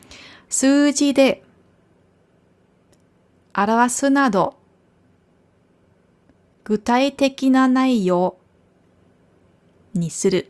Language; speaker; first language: Japanese; non-native, fluent; German